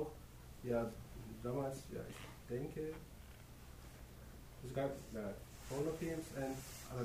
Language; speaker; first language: German; non-native, learner; Turkish